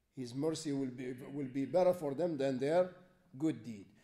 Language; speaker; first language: English; native; English